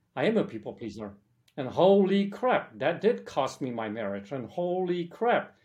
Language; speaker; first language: English; early bilingual, other home language; Polish